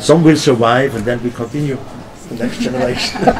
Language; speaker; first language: English; non-native, fluent; German